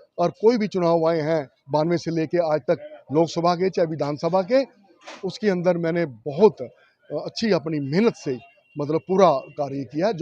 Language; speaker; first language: Hindi; native; Hindi